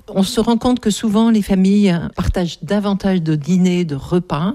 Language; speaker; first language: French; native; French